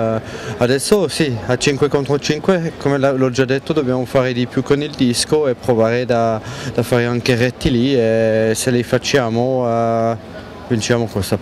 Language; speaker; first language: Italian; non-native, local second language; French